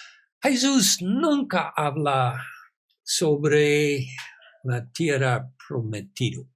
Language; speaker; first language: Spanish; non-native, fluent; English